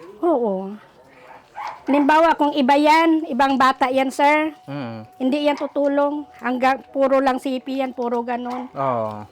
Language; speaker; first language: Filipino; non-native, local second language; Aklanon